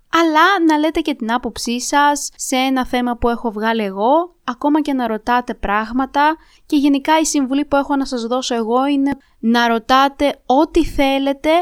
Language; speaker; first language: Greek; early bilingual, other home language; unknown